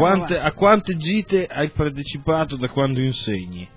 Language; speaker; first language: Italian; native; Italian